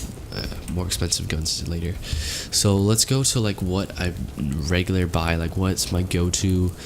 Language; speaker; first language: English; native; English